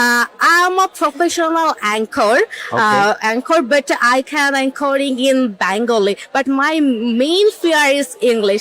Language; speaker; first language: English; non-native, learner; Bangla